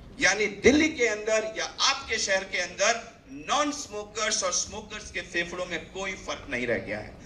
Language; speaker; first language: Hindi; native; Hindi